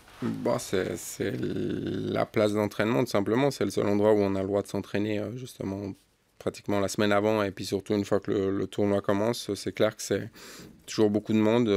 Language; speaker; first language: French; native; French